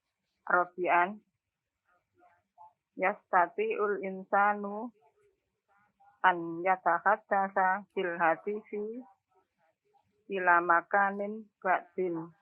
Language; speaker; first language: Arabic; non-native, learner; Indonesian